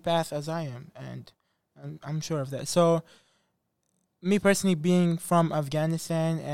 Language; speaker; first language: English; non-native, fluent; Persian